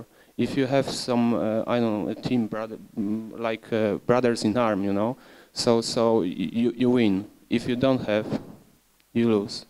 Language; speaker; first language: English; non-native, learner; Polish